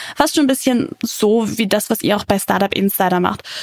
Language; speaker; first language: German; native; German